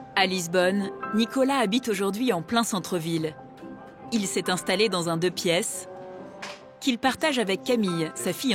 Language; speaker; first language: French; native; French